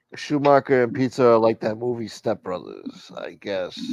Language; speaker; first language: English; native; English